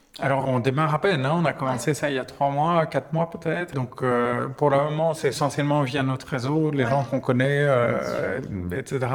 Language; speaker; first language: French; native; French